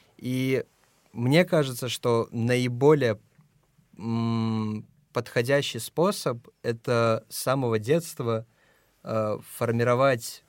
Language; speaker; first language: Russian; non-native, local second language; Tajik